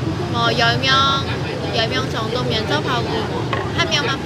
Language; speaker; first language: Korean; non-native, fluent; Vietnamese